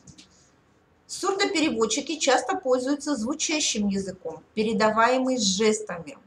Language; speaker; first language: Russian; native; Russian